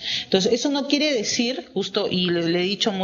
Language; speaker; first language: Spanish; native; Spanish